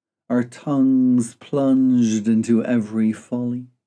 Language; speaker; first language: English; native; English